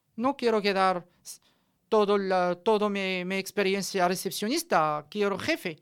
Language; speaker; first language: Spanish; non-native, learner; Arabic